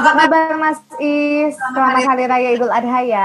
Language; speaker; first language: Indonesian; native; Indonesian